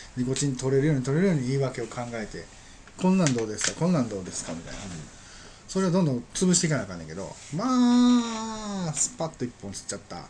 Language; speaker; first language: Japanese; native; Japanese